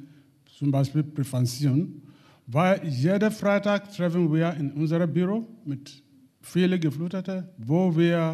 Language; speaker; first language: German; non-native, learner; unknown